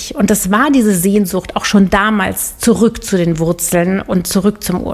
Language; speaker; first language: German; native; German